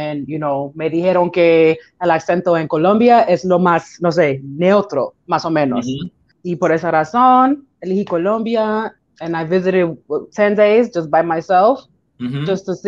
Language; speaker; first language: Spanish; non-native, learner; English